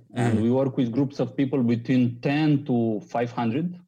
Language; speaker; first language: English; non-native, fluent; Romanian